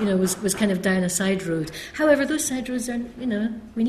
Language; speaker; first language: English; native; English